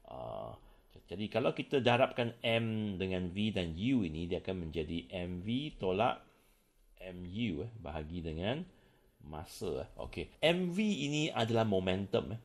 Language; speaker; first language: Malay; non-native, local second language; Chinese